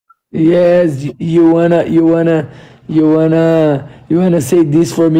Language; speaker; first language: English; non-native, learner; Portuguese